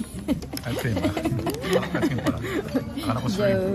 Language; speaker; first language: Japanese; non-native, learner; Filipino